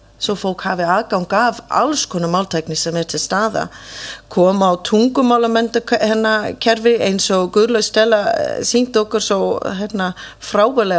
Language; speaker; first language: Icelandic; non-native, fluent; English